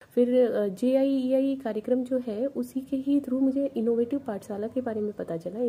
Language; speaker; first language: Hindi; native; Hindi